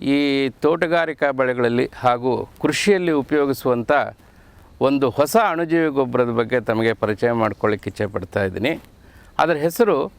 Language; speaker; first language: Kannada; native; Kannada